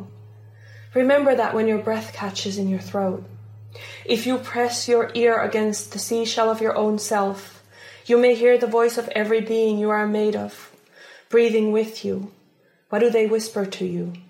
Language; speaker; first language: English; non-native, fluent; Finnish